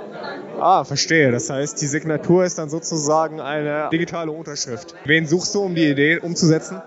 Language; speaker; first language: German; native; German